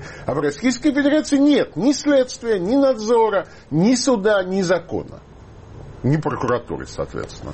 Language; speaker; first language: Russian; native; Russian